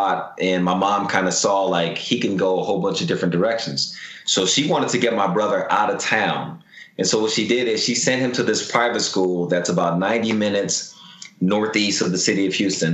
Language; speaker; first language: English; native; English